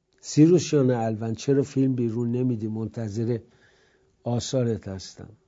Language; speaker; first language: Persian; native; Persian